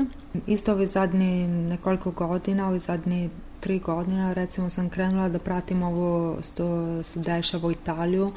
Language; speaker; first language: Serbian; non-native, learner; Italian